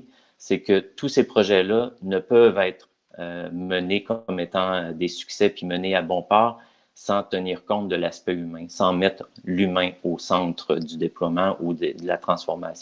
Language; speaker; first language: French; native; French